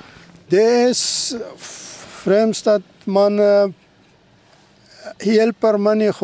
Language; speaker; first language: Swedish; non-native, local second language; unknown